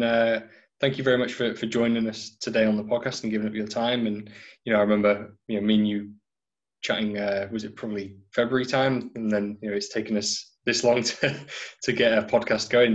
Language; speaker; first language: English; native; English